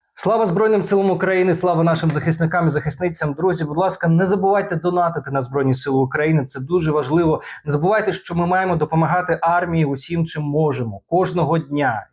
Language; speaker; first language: Ukrainian; non-native, local second language; Russian